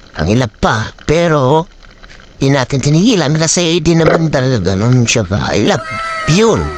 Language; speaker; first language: Filipino; non-native, local second language; Waray